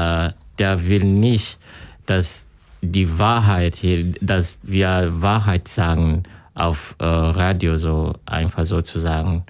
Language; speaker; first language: German; non-native, learner; Kinyarwanda